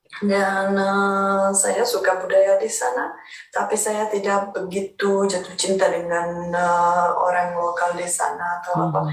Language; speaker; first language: Indonesian; non-native, fluent; Czech